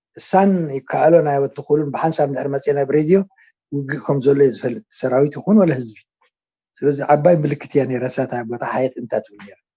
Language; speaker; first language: Tigrinya; non-native, local second language; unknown